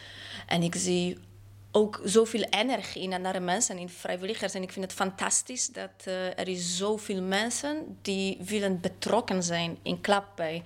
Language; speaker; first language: Dutch; non-native, fluent; Polish